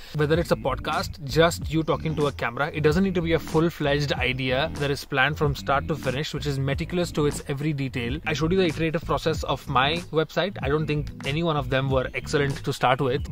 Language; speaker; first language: English; non-native, local second language; Hindi